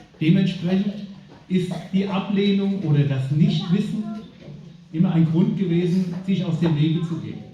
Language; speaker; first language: German; native; German